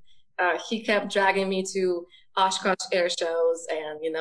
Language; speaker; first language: English; non-native, fluent; Ukrainian